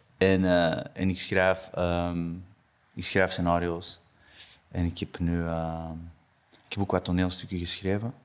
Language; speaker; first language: Dutch; native; Dutch